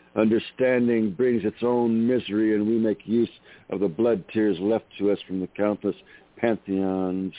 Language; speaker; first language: English; native; English